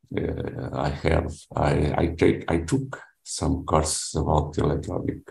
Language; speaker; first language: English; non-native, learner; Portuguese